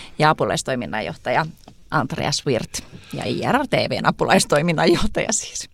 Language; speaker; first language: Finnish; native; Finnish